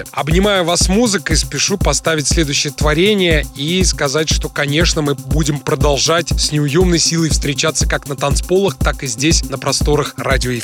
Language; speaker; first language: Russian; native; Russian